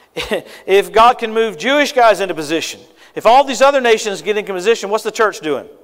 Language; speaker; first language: English; native; English